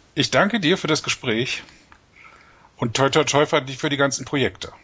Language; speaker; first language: German; native; German